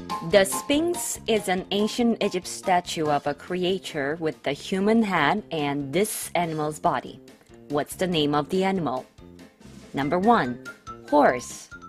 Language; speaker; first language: English; non-native, fluent; Korean